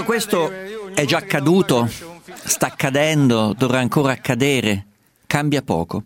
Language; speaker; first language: Italian; native; Italian